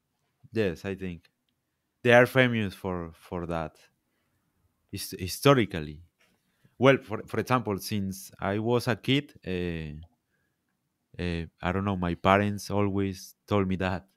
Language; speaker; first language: English; non-native, learner; Spanish